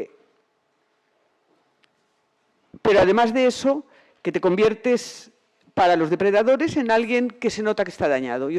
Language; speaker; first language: Spanish; native; Spanish